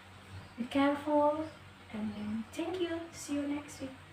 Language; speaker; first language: English; non-native, learner; Indonesian